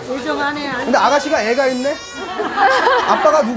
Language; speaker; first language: Korean; native; Korean